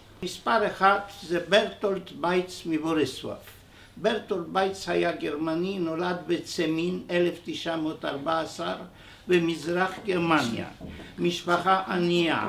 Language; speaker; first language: Hebrew; non-native, fluent; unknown